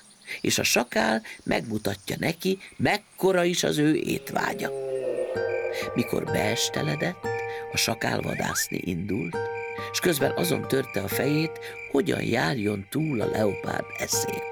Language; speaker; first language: Hungarian; native; Hungarian